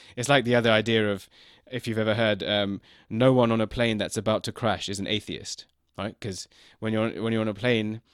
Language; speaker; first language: English; native; English